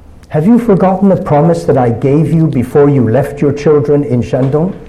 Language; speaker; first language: English; early bilingual, other home language; Chinese